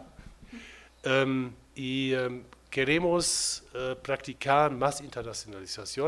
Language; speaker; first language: Spanish; non-native, fluent; German